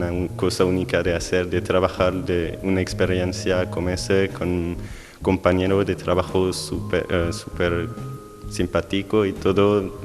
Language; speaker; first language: Spanish; non-native, learner; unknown